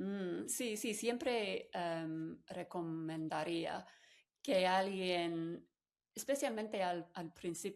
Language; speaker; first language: Spanish; non-native, fluent; English